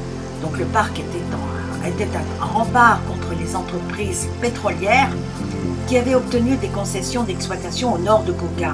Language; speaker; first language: French; native; French